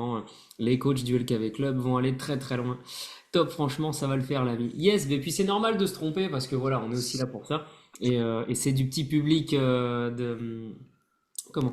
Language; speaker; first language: French; native; French